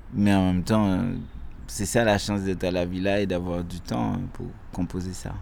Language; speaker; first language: French; non-native, local second language; Haitian Creole